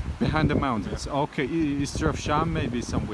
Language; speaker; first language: English; non-native, learner; Tajik